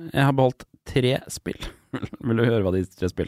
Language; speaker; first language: Norwegian; native; Norwegian